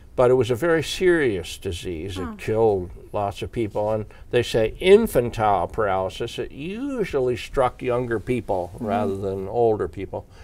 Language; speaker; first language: English; native; English